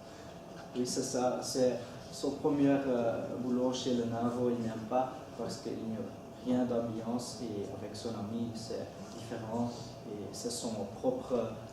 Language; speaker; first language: French; non-native, learner; Dutch